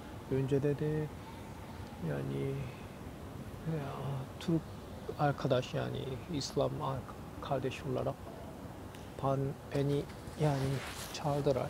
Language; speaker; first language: Turkish; non-native, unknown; Korean